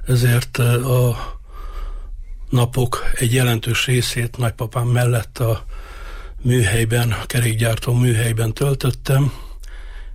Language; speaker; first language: Hungarian; native; Hungarian